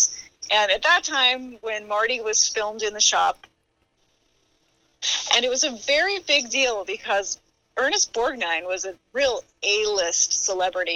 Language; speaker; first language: English; native; English